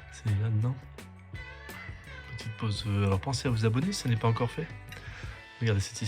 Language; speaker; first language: French; native; French